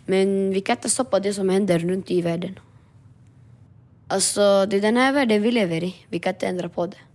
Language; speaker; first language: Swedish; early bilingual, other home language; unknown